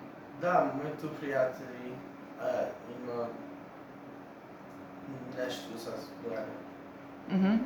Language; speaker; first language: Bulgarian; non-native, learner; English